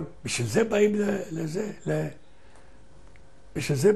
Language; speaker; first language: Hebrew; non-native, fluent; Ladino